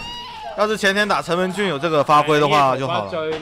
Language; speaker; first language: Chinese; native; Chinese